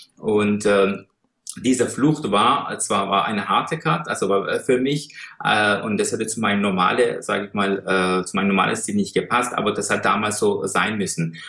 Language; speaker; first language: German; non-native, fluent; Persian